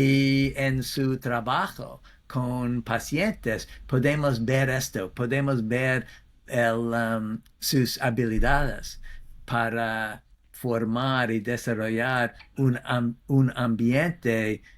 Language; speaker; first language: Spanish; non-native, fluent; English